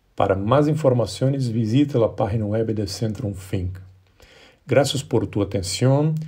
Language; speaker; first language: Portuguese; native; Portuguese